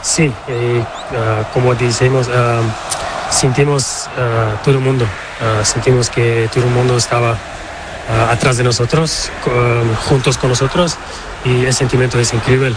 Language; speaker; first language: Spanish; non-native, learner; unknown